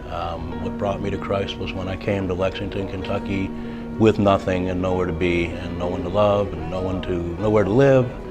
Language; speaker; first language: English; native; English